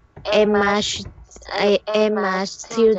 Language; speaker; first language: English; non-native, learner; Vietnamese